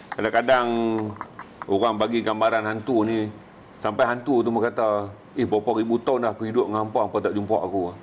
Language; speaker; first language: Malay; native; Malay